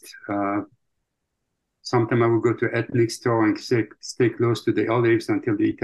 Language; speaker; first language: English; non-native, fluent; French